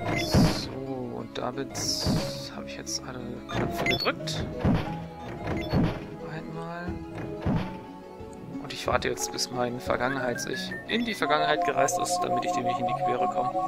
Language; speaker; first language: German; native; German